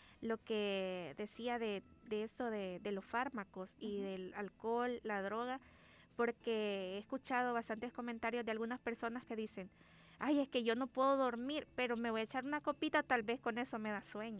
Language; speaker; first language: Spanish; native; Spanish